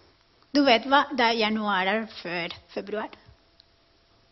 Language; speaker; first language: Norwegian; non-native, fluent; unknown